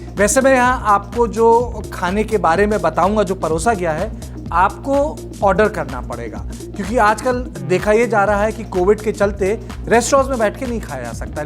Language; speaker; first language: Hindi; native; Hindi